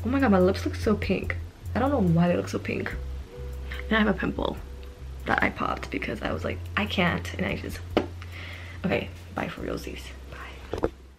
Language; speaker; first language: English; early bilingual, other home language; Chinese